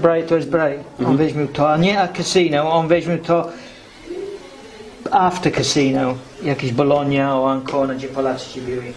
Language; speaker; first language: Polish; early bilingual, heritage; English